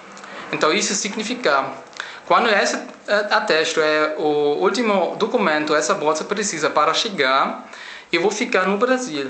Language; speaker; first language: Portuguese; non-native, learner; German